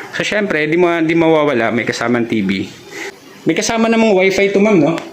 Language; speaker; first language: Filipino; native; Filipino